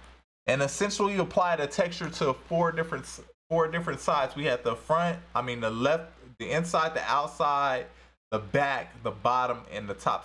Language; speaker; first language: English; native; English